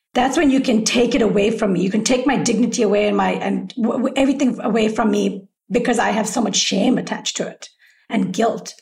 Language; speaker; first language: English; native; English